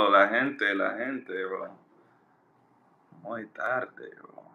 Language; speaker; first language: Spanish; non-native, learner; English